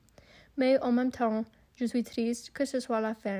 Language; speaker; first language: French; non-native, local second language; English